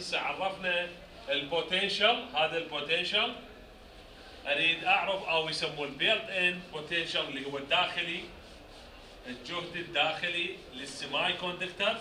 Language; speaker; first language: Arabic; native; Arabic